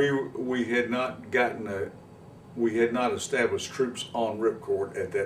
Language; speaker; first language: English; native; English